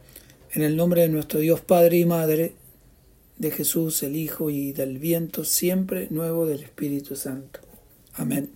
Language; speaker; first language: Spanish; native; Spanish